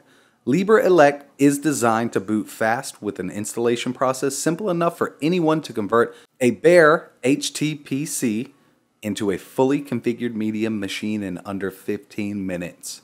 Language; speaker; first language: English; native; English